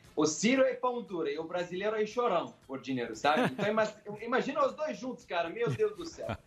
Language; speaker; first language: Portuguese; non-native, fluent; Arabic